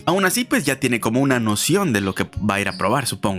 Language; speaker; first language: Spanish; native; Spanish